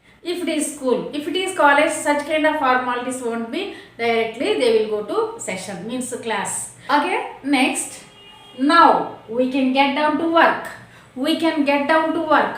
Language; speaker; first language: English; non-native, local second language; Telugu